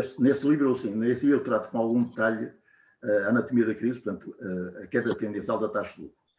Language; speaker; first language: Portuguese; native; Portuguese